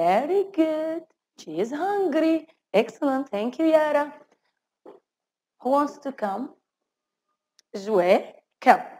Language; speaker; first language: English; non-native, fluent; Arabic